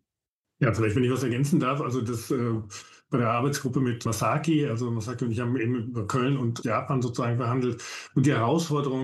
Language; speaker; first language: German; native; German